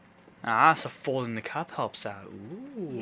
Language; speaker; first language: English; native; English